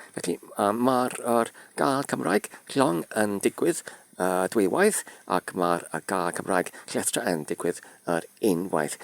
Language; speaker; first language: Welsh; non-native, learner; Dutch